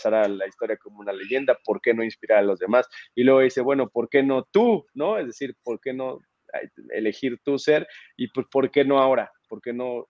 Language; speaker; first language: Spanish; native; Spanish